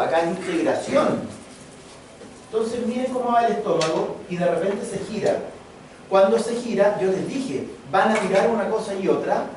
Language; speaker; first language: Spanish; native; Spanish